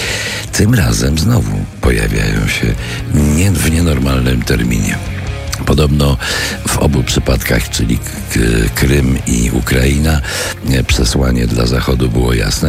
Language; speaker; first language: Polish; native; Polish